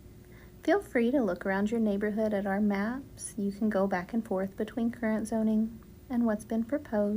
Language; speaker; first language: English; native; English